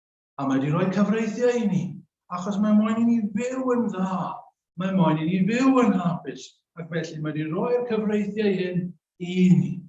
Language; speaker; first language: Welsh; native; Welsh